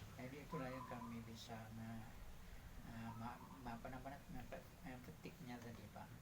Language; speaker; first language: Indonesian; non-native, local second language; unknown